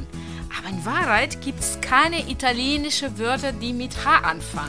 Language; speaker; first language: German; non-native, fluent; Italian